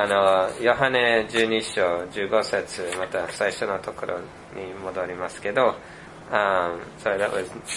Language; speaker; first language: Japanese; non-native, fluent; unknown